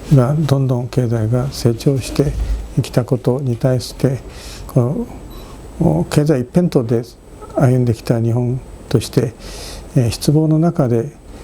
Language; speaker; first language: Japanese; native; Japanese